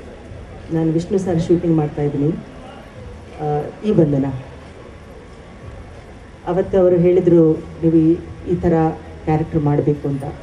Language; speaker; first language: Kannada; non-native, learner; Telugu